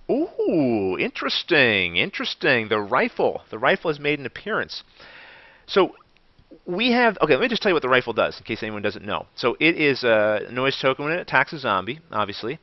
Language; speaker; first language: English; native; English